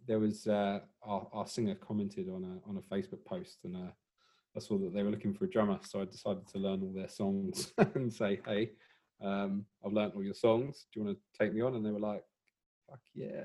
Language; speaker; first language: English; native; English